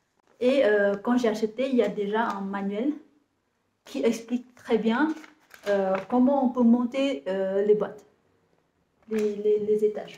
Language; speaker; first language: French; non-native, fluent; Vietnamese